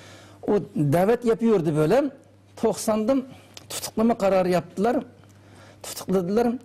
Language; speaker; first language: Turkish; non-native, learner; Uyghur